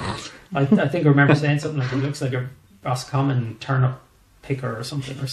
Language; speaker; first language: English; native; English